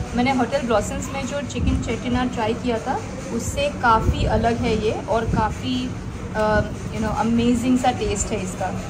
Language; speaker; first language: Hindi; native; Hindi